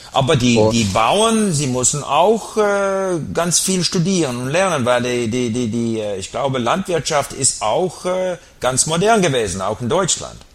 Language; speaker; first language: German; non-native, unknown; English